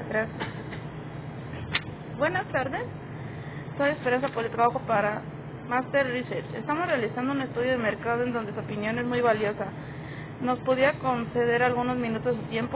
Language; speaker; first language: Spanish; native; Spanish